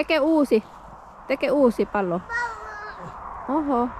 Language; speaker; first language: Finnish; non-native, learner; Thai